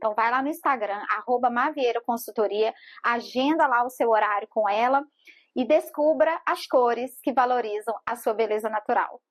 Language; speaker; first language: Portuguese; native; Portuguese